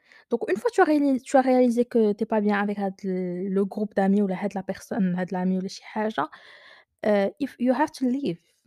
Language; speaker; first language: French; non-native, local second language; Arabic